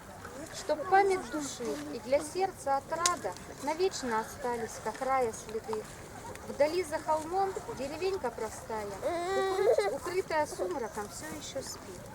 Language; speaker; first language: Russian; native; Russian